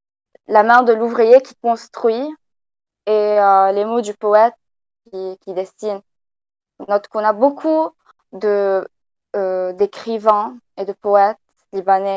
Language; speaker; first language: French; non-native, local second language; Arabic